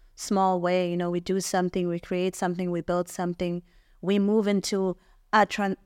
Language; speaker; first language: English; non-native, local second language; German